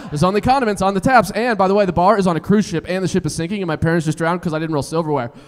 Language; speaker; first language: English; native; English